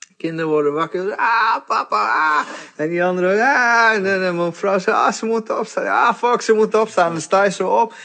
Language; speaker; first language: Dutch; early bilingual, other home language; Portuguese